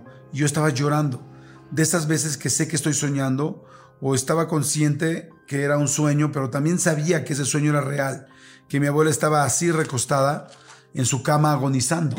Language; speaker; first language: Spanish; native; Spanish